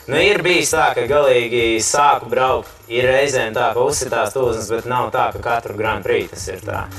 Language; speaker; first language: Latvian; native; Latvian